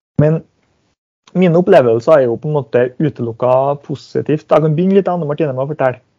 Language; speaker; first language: Norwegian; native; Norwegian